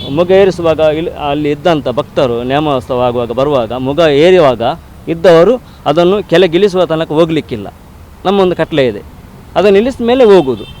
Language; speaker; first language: Kannada; non-native, local second language; Tulu